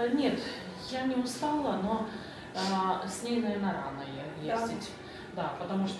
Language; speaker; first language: Russian; native; Russian